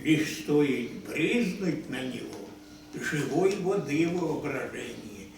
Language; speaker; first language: Russian; non-native, local second language; Ukrainian